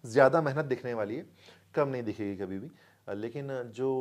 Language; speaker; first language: Hindi; native; Hindi